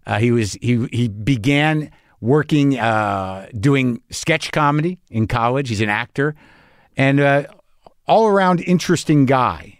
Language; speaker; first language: English; native; English